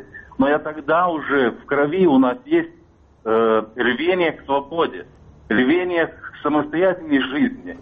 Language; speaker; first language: Russian; non-native, fluent; Lithuanian